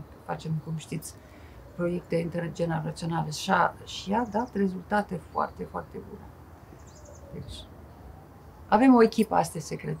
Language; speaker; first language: Romanian; non-native, fluent; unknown